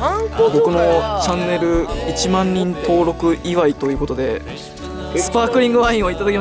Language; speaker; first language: Japanese; native; Japanese